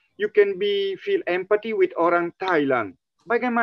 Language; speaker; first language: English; non-native, fluent; Italian